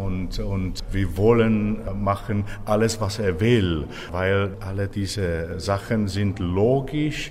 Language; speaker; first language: German; non-native, fluent; Czech